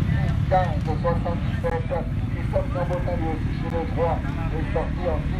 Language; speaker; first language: French; native; French